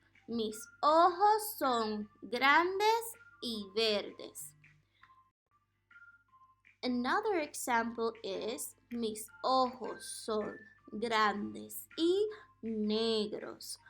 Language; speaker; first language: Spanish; non-native, fluent; English